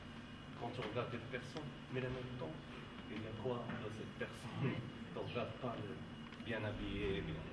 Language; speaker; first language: French; non-native, local second language; Arabic